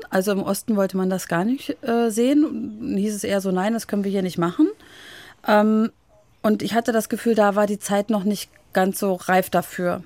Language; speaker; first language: German; native; German